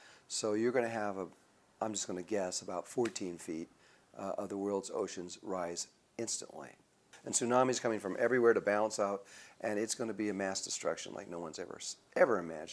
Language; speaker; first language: English; native; English